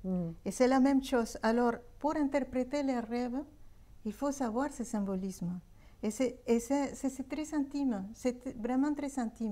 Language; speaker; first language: French; non-native, fluent; Spanish